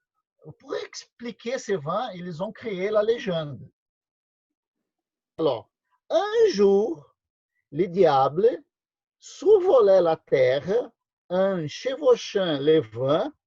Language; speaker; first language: French; non-native, learner; Portuguese